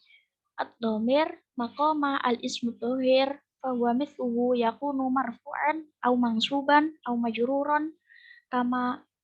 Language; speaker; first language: Arabic; non-native, learner; Indonesian